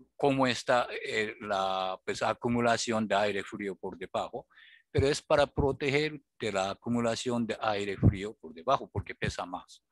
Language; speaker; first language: Spanish; non-native, fluent; Japanese